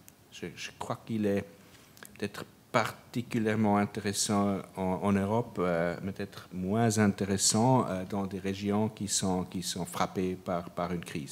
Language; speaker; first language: French; non-native, local second language; German